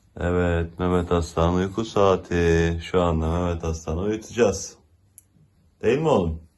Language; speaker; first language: Turkish; native; Turkish